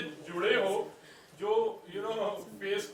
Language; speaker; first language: Hindi; native; Hindi